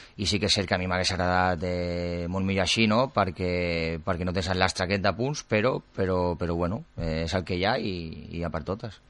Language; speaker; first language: Catalan; non-native, local second language; Spanish